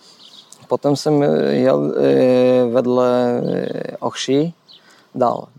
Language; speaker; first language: Czech; non-native, learner; Polish